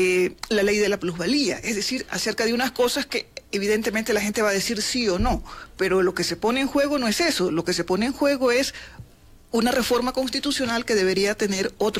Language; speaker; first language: Spanish; native; Spanish